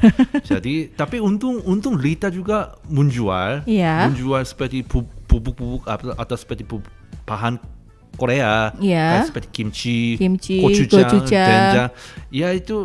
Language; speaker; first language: Indonesian; non-native, fluent; Korean